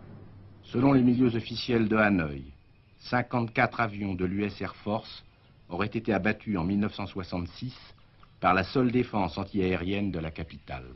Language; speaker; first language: French; native; French